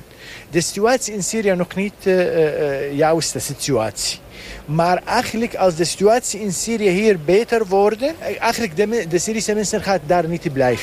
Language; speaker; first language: Dutch; non-native, learner; Arabic